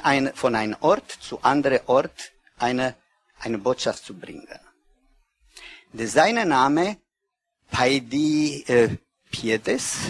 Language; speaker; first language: German; non-native, learner; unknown